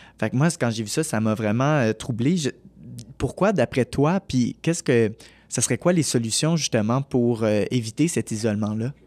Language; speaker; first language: French; native; French